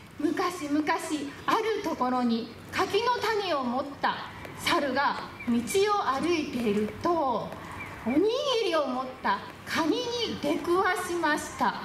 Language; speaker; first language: Japanese; native; Japanese